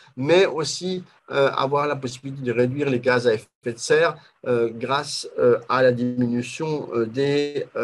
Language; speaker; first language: French; native; French